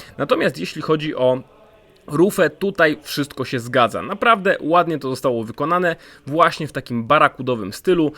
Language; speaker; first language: Polish; native; Polish